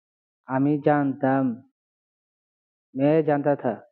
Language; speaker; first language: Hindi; non-native, fluent; Bangla